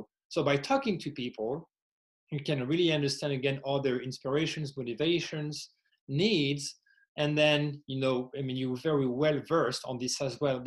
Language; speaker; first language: English; non-native, fluent; French